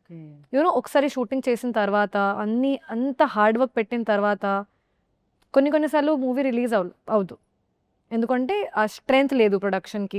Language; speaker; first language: Telugu; non-native, fluent; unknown